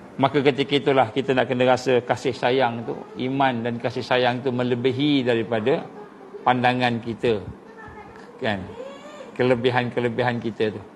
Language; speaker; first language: Malay; native; Malay